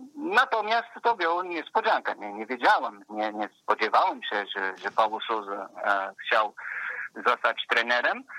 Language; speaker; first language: Polish; non-native, fluent; Portuguese